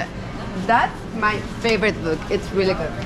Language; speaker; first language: English; non-native, fluent; Spanish